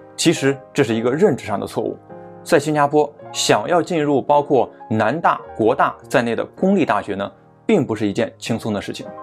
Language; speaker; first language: Chinese; native; Chinese